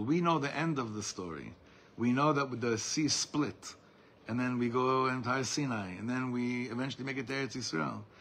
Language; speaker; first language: English; native; English